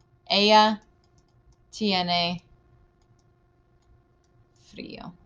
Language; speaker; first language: Spanish; non-native, fluent; English